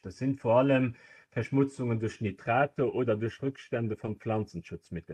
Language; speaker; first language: German; non-native, local second language; Luxembourgish